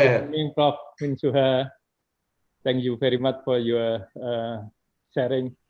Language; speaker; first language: English; non-native, fluent; Indonesian